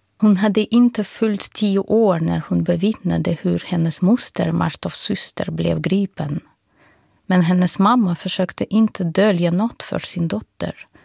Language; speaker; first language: Swedish; non-native, fluent; Russian